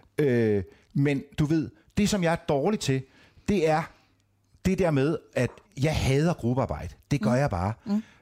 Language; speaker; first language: Danish; native; Danish